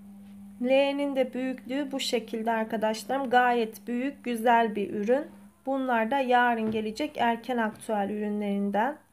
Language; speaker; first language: Turkish; native; Turkish